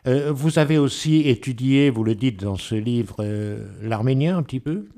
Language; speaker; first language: French; native; French